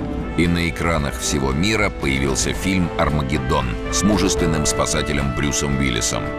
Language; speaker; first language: Russian; native; Russian